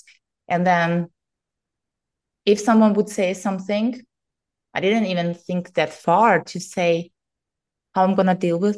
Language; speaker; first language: English; non-native, fluent; German